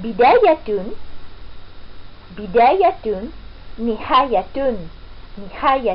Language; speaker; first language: Arabic; non-native, fluent; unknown